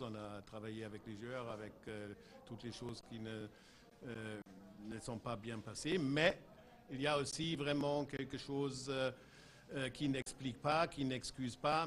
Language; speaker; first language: French; non-native, fluent; German